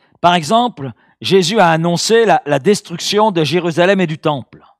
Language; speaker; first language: French; native; French